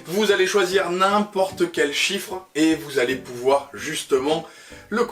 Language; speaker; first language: French; native; French